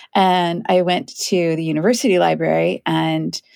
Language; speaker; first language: English; native; English